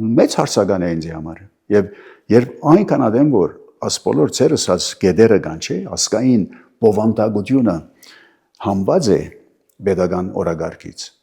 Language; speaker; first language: Armenian; early bilingual, heritage; Armenian